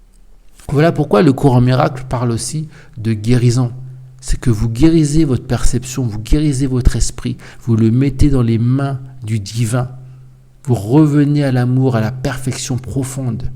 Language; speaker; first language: French; native; French